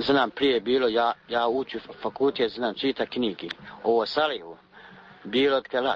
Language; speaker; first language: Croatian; non-native, learner; Chinese